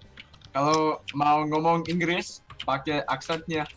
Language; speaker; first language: Indonesian; early bilingual, heritage; Indonesian